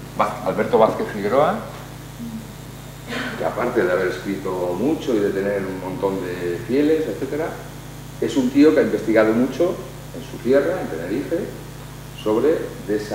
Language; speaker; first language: Spanish; native; Spanish